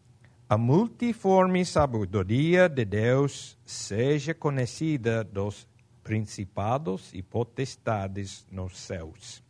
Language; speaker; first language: Portuguese; non-native, fluent; Spanish